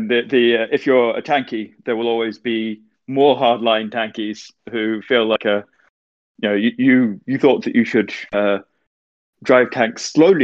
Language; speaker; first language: English; native; English